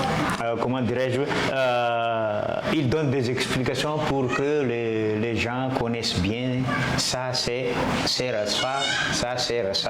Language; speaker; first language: French; non-native, local second language; Malagasy